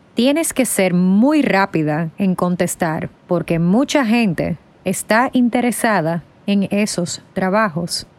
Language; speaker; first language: Spanish; native; Spanish